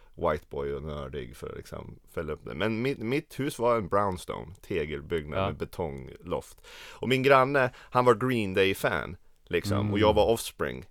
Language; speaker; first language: Swedish; native; Swedish